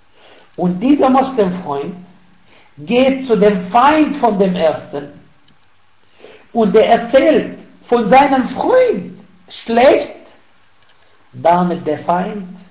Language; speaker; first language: German; non-native, fluent; Arabic